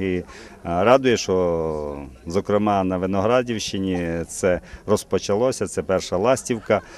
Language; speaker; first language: Ukrainian; native; Ukrainian